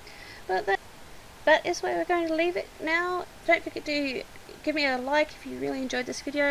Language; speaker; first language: English; native; English